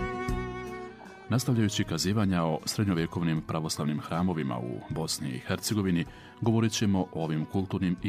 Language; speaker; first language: Croatian; native; Croatian